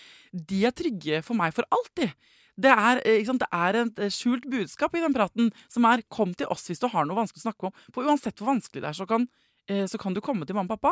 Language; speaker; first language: Norwegian; native; Norwegian